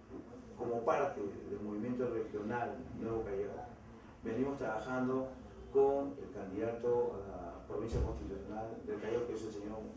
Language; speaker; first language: Spanish; native; Spanish